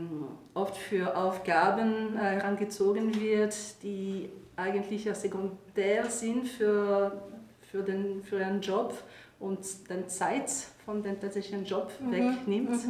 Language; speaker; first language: German; non-native, fluent; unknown